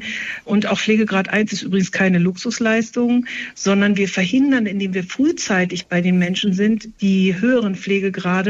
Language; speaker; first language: German; native; German